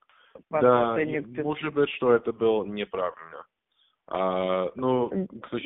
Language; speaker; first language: Russian; non-native, learner; English